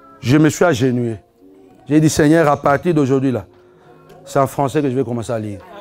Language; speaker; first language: French; non-native, fluent; Lingala